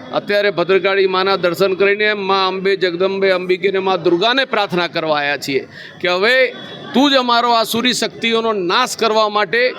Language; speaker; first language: Gujarati; native; Gujarati